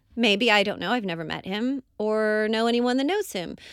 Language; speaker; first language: English; native; English